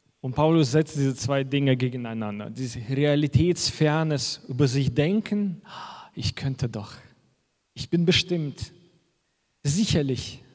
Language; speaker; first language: German; non-native, fluent; Russian